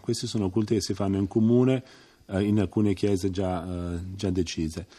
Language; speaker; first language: Italian; native; Italian